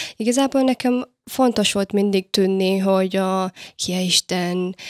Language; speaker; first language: Hungarian; non-native, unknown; Somali